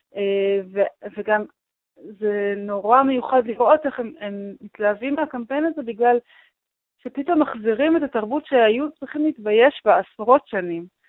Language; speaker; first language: Hebrew; non-native, local second language; Arabic